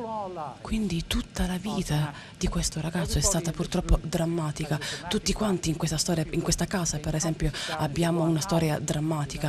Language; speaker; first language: Italian; native; Italian